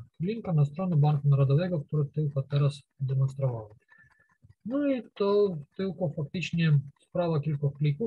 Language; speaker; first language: Polish; non-native, learner; Ukrainian